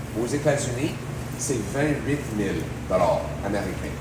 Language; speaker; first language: French; non-native, local second language; English